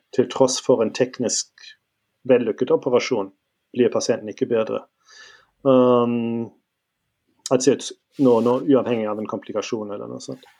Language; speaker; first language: Norwegian; non-native, fluent; German